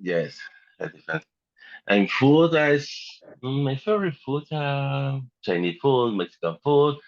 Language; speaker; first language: English; non-native, learner; Spanish